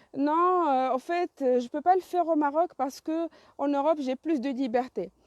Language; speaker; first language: French; non-native, local second language; Arabic